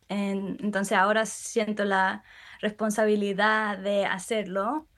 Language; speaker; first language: Spanish; early bilingual, heritage; English